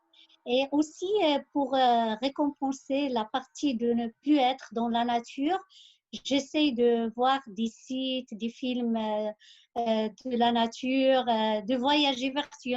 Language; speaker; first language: French; non-native, local second language; Arabic